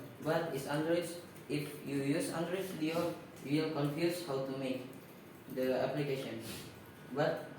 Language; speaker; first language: English; non-native, learner; Indonesian